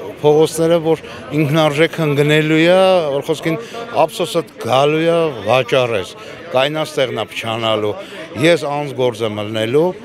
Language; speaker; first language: Armenian; native; Armenian